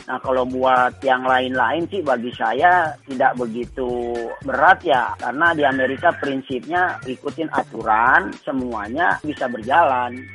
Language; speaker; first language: Indonesian; native; Indonesian